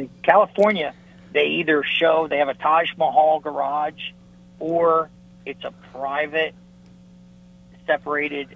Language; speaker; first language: English; native; English